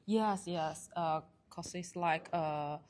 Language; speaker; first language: English; non-native, learner; Chinese